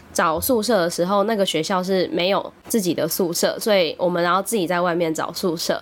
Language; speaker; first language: Chinese; native; Chinese